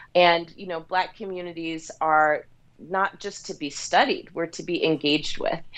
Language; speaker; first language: English; native; English